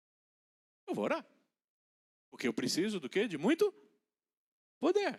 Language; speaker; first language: Portuguese; native; Portuguese